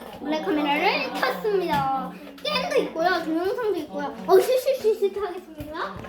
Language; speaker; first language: Korean; native; Korean